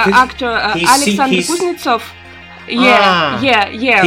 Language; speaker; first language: English; non-native, learner; Russian